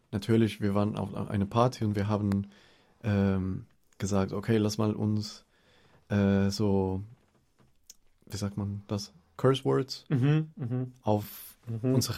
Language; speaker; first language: German; non-native, fluent; Spanish